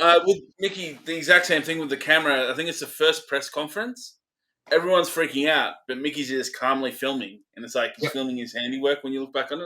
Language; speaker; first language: English; native; English